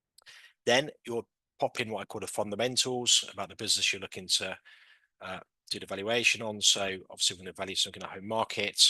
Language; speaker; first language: English; native; English